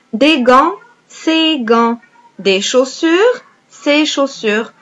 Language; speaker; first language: French; non-native, fluent; Arabic